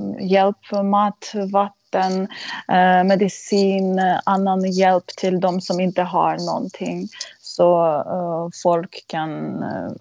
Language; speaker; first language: Swedish; non-native, fluent; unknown